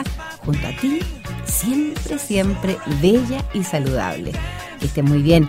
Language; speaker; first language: Spanish; native; Spanish